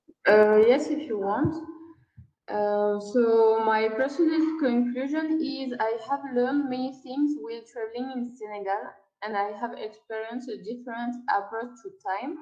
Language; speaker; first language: English; non-native, learner; French